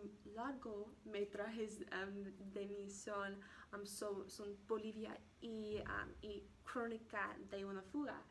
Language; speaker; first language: Spanish; non-native, learner; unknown